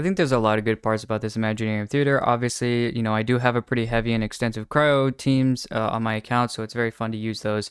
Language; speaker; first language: English; native; English